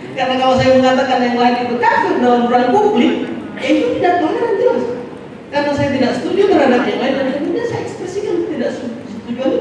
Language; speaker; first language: Indonesian; non-native, local second language; Madurese